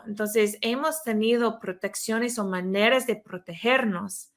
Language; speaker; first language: Spanish; non-native, fluent; English